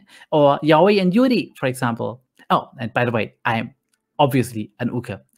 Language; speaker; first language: English; non-native, fluent; German